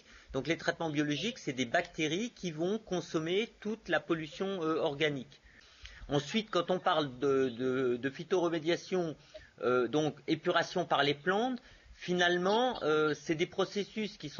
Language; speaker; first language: French; native; French